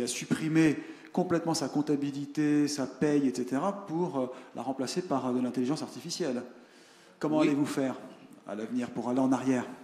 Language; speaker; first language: French; native; French